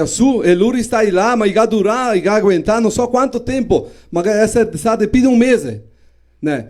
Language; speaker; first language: Italian; early bilingual, heritage; Portuguese